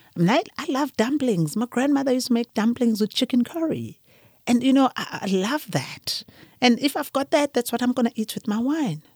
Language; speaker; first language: English; non-native, local second language; Zulu